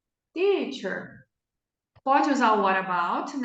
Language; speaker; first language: English; non-native, fluent; Portuguese